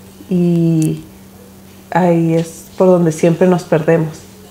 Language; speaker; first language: Spanish; early bilingual, heritage; Spanish